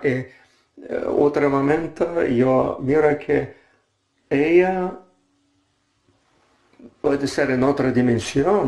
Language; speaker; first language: Spanish; non-native, learner; Russian